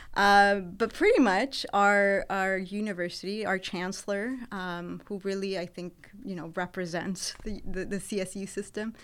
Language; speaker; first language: English; native; English